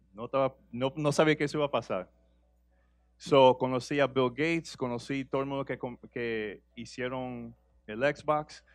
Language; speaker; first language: Spanish; early bilingual, heritage; Spanish